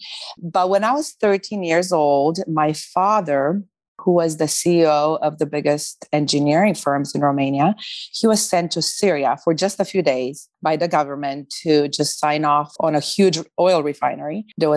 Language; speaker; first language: English; non-native, fluent; Romanian